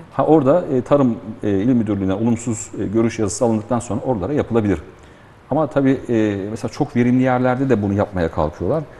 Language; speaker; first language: Turkish; early bilingual, heritage; Turkish